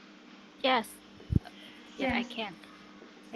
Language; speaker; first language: English; non-native, learner; Vietnamese